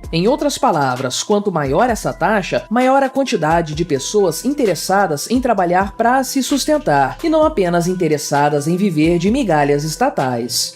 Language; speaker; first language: Portuguese; native; Portuguese